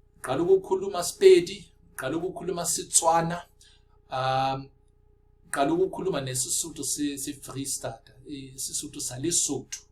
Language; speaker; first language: Zulu; non-native, local second language; Afrikaans